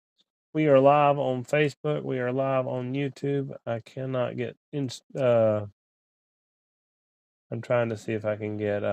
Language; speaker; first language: English; native; English